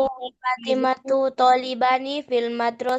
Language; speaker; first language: Arabic; non-native, learner; Indonesian